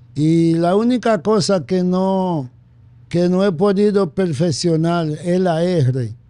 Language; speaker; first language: Spanish; early bilingual, other home language; Haitian Creole